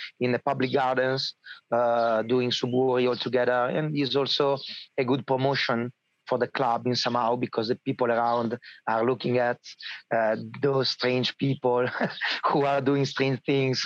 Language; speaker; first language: English; non-native, learner; Italian